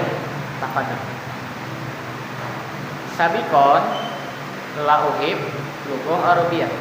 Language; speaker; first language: Arabic; non-native, fluent; Indonesian